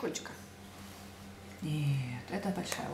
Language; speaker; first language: Russian; native; Russian